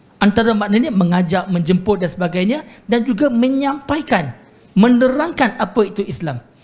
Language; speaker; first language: Malay; non-native, local second language; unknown